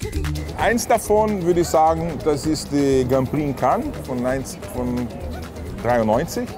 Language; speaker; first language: German; non-native, fluent; Portuguese